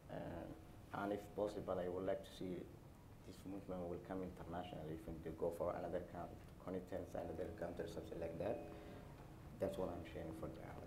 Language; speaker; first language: English; non-native, learner; Somali